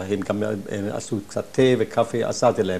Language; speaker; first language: Hebrew; non-native, fluent; German